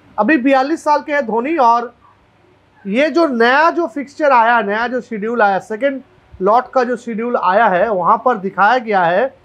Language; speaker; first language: Hindi; non-native, local second language; Bangla